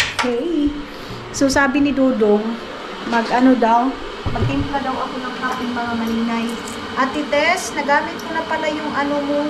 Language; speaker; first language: Filipino; non-native, local second language; Cebuano